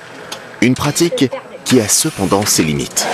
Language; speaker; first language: French; native; French